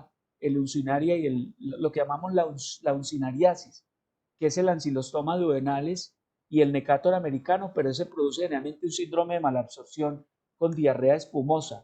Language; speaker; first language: Spanish; native; Spanish